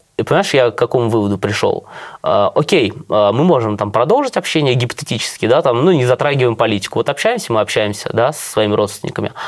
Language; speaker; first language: Russian; native; Russian